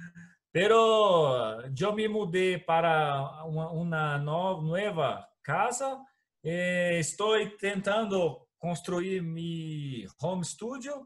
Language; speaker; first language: Spanish; non-native, learner; Portuguese